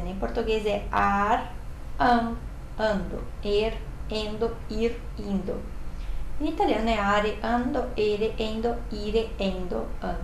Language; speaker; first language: Italian; non-native, fluent; Portuguese